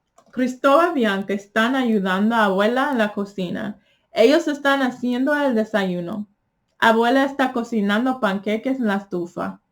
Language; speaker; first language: Spanish; early bilingual, heritage; Spanish